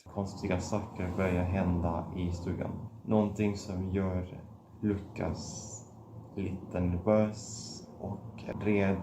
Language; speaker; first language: Swedish; non-native, fluent; Catalan